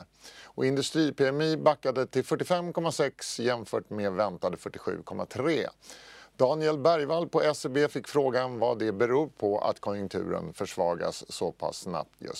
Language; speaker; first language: Swedish; native; Swedish